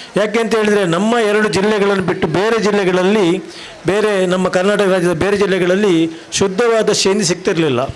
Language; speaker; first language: Kannada; non-native, local second language; Tulu